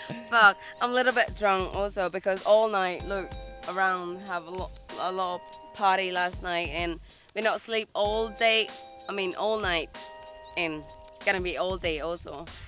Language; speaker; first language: English; non-native, learner; Thai